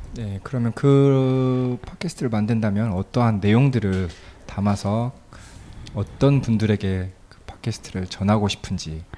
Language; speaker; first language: Korean; native; Korean